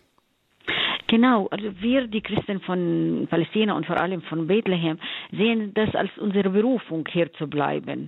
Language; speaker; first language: German; non-native, fluent; Arabic